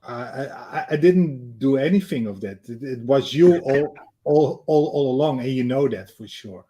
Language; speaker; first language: English; non-native, fluent; Dutch